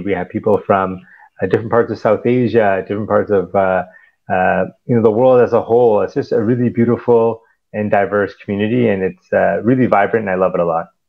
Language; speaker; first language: English; early bilingual, other home language; Punjabi